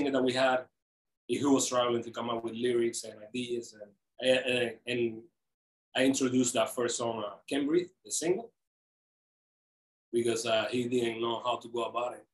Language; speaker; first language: English; non-native, fluent; Spanish